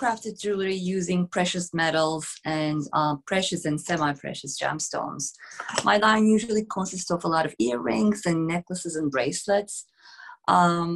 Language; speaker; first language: English; non-native, fluent; Turkish